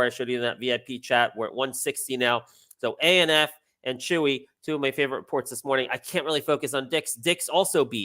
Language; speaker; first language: English; native; English